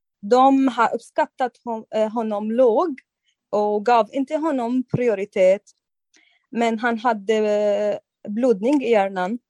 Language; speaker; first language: Swedish; non-native, fluent; Arabic